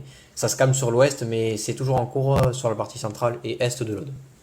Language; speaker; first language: French; native; French